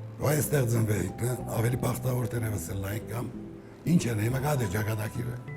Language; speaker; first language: Armenian; early bilingual, heritage; Armenian